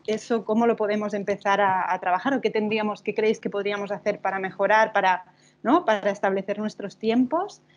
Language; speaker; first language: Spanish; non-native, local second language; Catalan